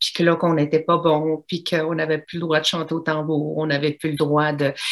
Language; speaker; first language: French; native; French